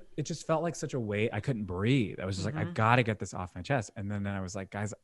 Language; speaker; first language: English; native; English